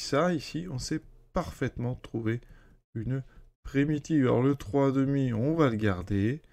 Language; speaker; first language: French; native; French